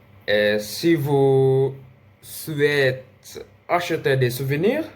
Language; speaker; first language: French; non-native, learner; Indonesian